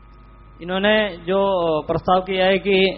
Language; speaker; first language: Hindi; non-native, local second language; Malayalam